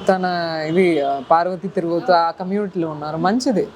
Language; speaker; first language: Telugu; non-native, fluent; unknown